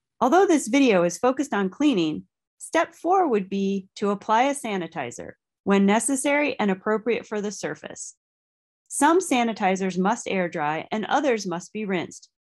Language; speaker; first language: English; native; English